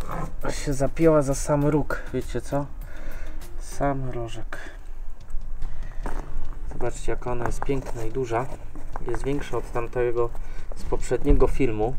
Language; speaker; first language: Polish; native; Polish